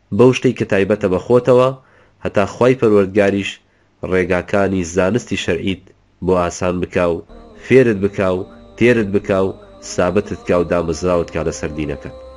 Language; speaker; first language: Central Kurdish; native; Central Kurdish